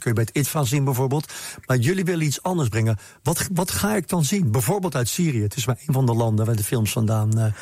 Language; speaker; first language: Dutch; native; Dutch